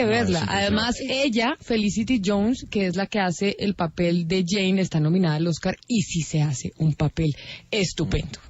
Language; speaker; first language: Spanish; native; Spanish